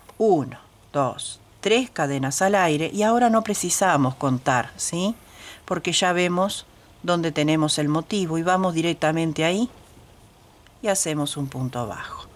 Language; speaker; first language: Spanish; native; Spanish